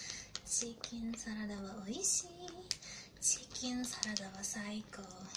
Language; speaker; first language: Japanese; non-native, fluent; German